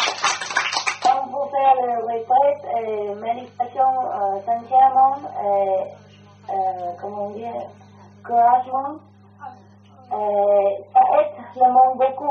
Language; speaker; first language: French; non-native, learner; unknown